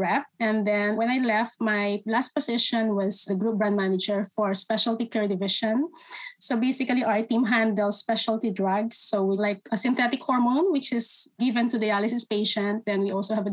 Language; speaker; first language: English; non-native, local second language; Filipino